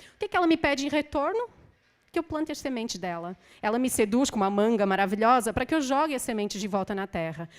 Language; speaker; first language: Portuguese; native; Portuguese